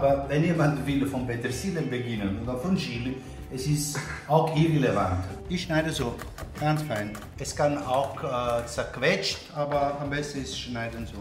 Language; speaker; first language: German; non-native, fluent; Italian